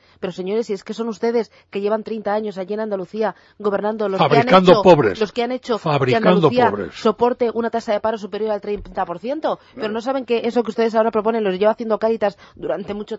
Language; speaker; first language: Spanish; native; Spanish